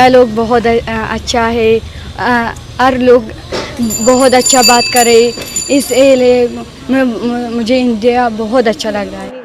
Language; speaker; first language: Hindi; non-native, learner; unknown